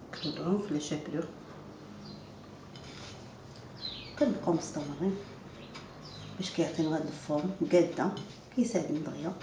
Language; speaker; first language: Arabic; native; Arabic